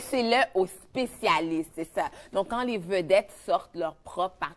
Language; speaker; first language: French; native; French